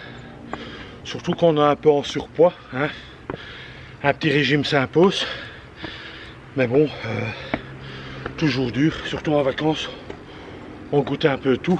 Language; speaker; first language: French; native; French